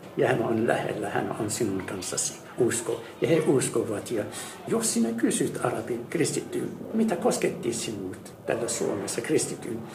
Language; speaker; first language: Finnish; non-native, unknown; Arabic